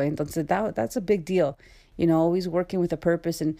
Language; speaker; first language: English; early bilingual, other home language; Spanish